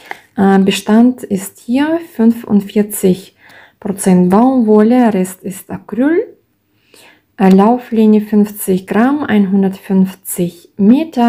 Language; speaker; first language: German; non-native, fluent; Russian